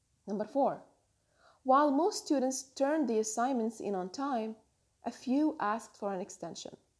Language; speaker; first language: English; non-native, fluent; Arabic